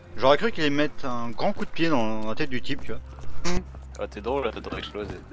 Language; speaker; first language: French; native; French